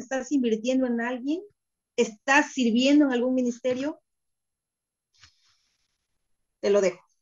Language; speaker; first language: Spanish; native; Spanish